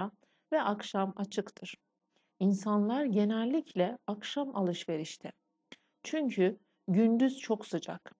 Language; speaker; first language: Turkish; non-native, fluent; Persian